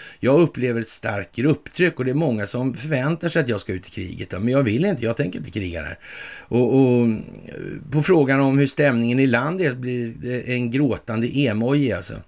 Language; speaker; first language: Swedish; native; Swedish